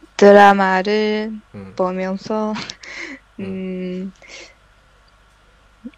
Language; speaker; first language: Korean; non-native, learner; Chinese